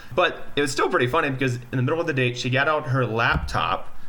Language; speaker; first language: English; native; English